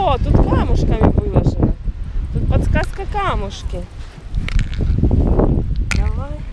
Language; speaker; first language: Russian; native; Russian